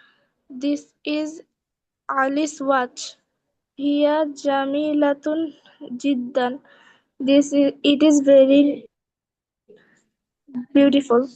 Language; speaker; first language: English; non-native, learner; Bangla